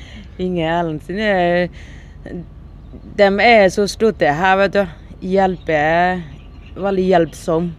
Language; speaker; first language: Norwegian; non-native, learner; Burmese